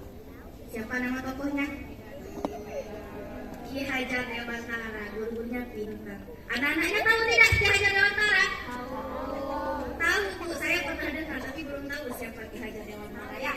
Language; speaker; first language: Indonesian; native; Indonesian